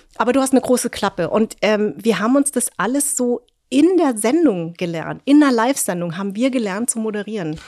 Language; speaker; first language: German; early bilingual, other home language; Vietnamese